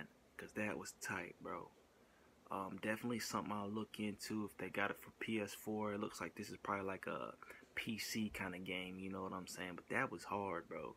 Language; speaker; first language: English; native; English